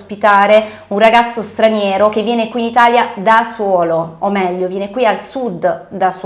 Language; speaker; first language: Italian; native; Italian